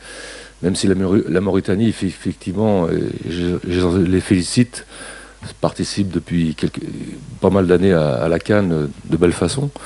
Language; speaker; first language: French; native; French